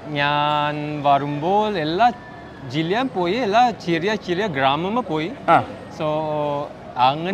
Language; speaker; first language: Malayalam; non-native, learner; Chinese